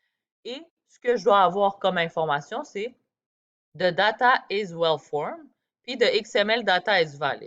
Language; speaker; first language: French; native; French